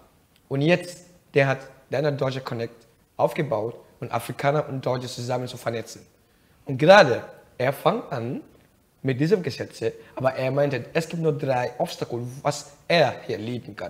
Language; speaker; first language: German; non-native, fluent; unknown